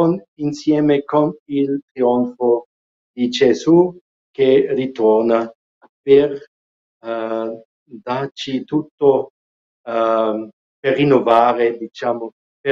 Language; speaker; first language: Italian; non-native, fluent; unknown